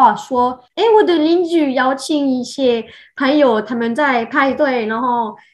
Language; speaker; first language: Chinese; non-native, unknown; French